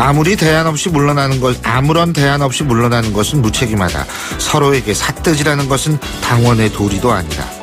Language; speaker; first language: Korean; native; Korean